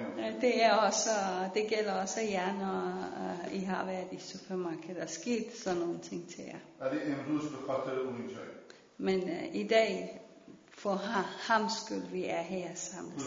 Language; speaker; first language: Danish; non-native, fluent; Persian